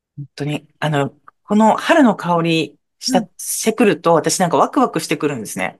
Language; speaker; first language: Japanese; native; Japanese